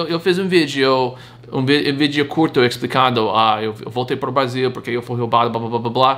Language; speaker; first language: Portuguese; non-native, fluent; English